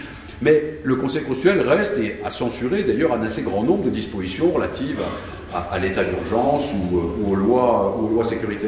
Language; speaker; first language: French; native; French